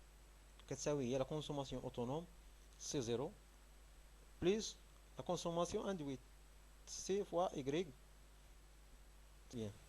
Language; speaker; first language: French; non-native, local second language; Arabic